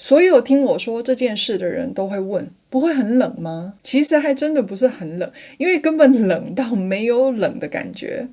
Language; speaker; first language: Chinese; native; Chinese